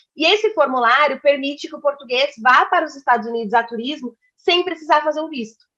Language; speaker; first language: Portuguese; native; Portuguese